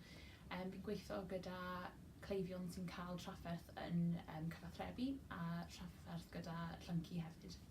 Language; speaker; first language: Welsh; non-native, local second language; English